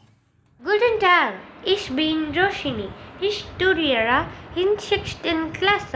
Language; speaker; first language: German; non-native, learner; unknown